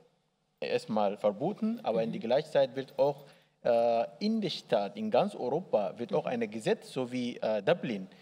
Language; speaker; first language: German; non-native, learner; Arabic